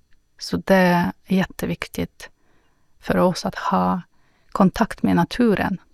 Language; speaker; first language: Swedish; non-native, fluent; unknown